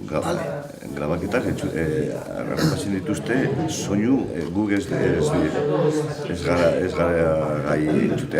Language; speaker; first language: Basque; non-native, local second language; Spanish